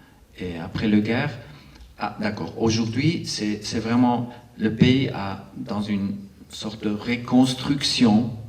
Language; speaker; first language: French; non-native, local second language; Arabic